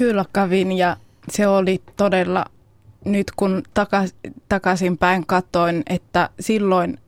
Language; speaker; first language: Finnish; non-native, fluent; Kinyarwanda